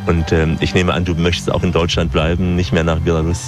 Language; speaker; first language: German; native; German